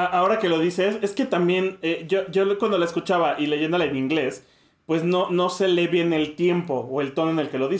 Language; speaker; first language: Spanish; native; Spanish